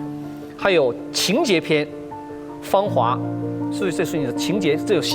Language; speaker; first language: Chinese; native; Chinese